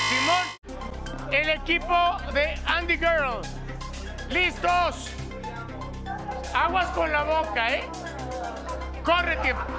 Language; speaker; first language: Spanish; native; Spanish